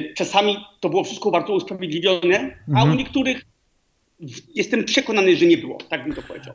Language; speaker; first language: Polish; early bilingual, heritage; Polish